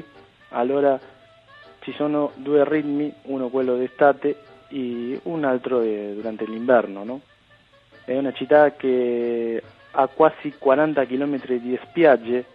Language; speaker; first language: Italian; early bilingual, heritage; Spanish